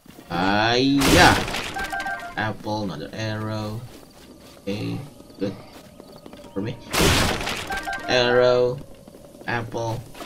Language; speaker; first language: English; non-native, learner; Indonesian